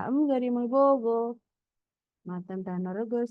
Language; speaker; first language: Korean; non-native, fluent; Indonesian